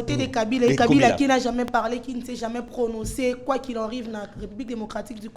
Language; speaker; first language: French; non-native, local second language; Lingala